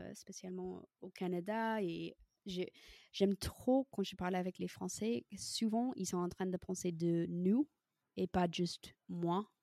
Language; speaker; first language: French; non-native, fluent; English